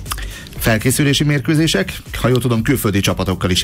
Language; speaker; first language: Hungarian; native; Hungarian